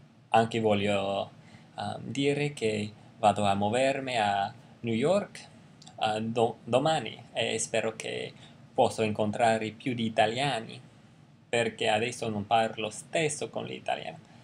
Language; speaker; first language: Italian; non-native, learner; English